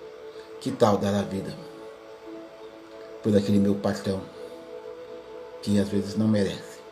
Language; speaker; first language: Portuguese; native; Portuguese